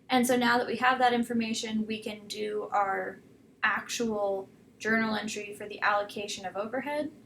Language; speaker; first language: English; native; English